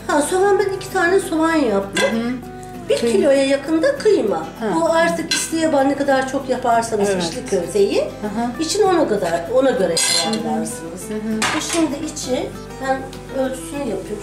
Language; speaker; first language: Turkish; native; Turkish